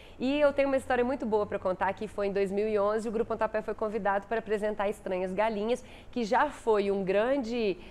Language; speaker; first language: Portuguese; native; Portuguese